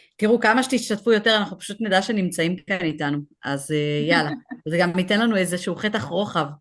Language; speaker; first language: Hebrew; native; Hebrew